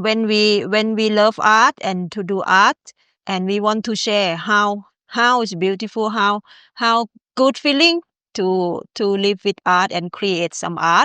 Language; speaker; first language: English; non-native, learner; Thai